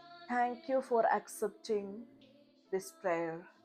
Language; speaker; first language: English; non-native, local second language; Malayalam